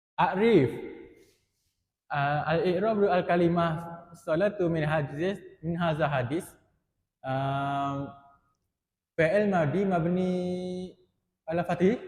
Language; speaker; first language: Arabic; non-native, learner; Indonesian